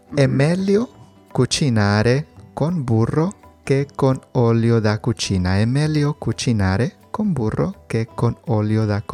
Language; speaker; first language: Italian; non-native, learner; Spanish